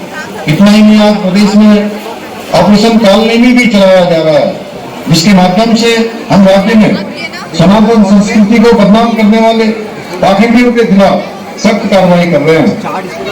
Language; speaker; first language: Hindi; native; Hindi